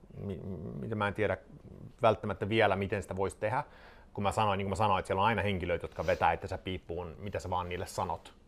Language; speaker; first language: Finnish; non-native, fluent; Swedish